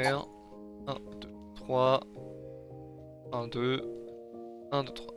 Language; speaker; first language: French; native; French